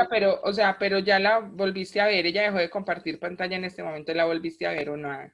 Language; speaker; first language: Spanish; native; Spanish